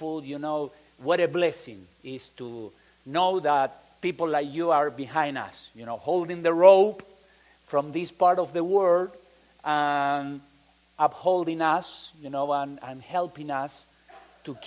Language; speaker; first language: English; non-native, fluent; Spanish